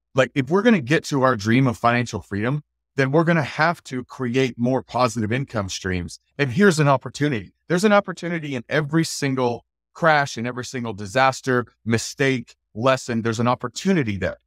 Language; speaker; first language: English; native; English